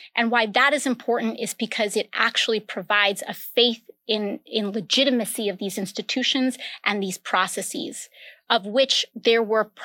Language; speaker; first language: English; early bilingual, other home language; Spanish